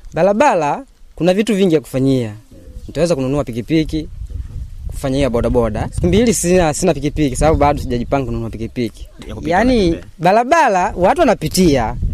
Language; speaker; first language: Swahili; non-native, local second language; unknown